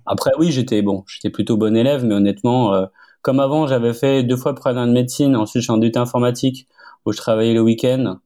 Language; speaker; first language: French; early bilingual, other home language; Arabic